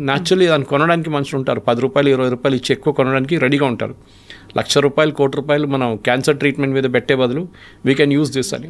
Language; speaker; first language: Telugu; non-native, local second language; Malayalam